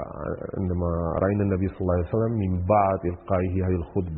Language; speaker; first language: Arabic; non-native, fluent; Spanish